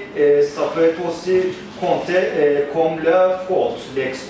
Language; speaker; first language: French; non-native, fluent; Turkish